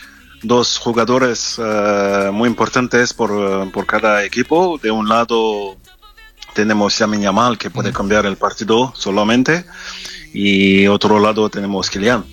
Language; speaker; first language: Spanish; non-native, fluent; French